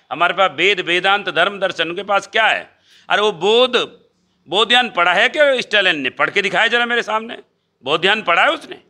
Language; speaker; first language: Hindi; native; Hindi